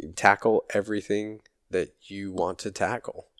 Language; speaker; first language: English; native; English